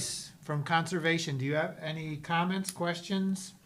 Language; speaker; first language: English; native; English